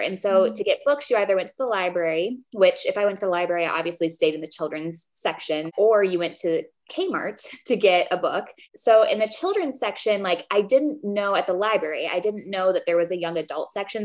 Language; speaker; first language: English; native; English